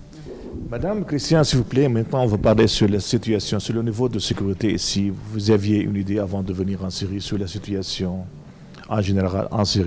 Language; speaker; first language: French; non-native, fluent; Arabic